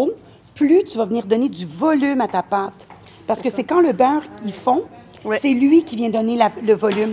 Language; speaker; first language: French; native; French